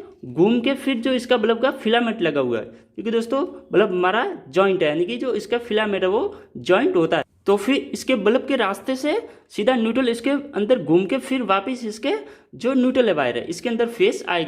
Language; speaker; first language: Hindi; native; Hindi